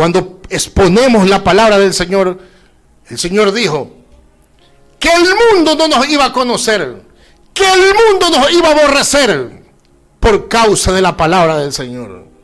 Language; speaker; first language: Spanish; native; Spanish